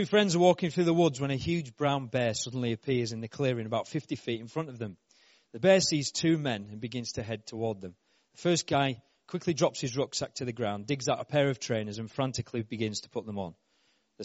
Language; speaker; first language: English; native; English